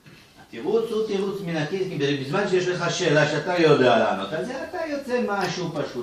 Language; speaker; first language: Hebrew; non-native, fluent; French